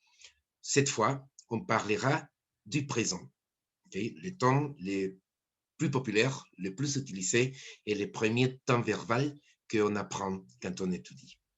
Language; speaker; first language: French; non-native, fluent; Spanish